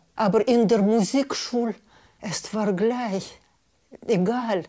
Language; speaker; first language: German; non-native, learner; Russian